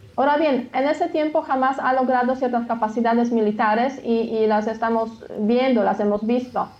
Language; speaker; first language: Spanish; non-native, fluent; Polish